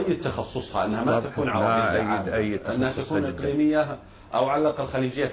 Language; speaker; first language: Arabic; native; Arabic